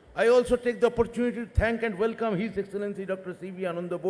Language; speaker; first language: English; non-native, local second language; Bangla